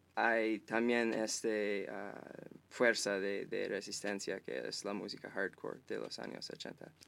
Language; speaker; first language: Spanish; non-native, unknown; English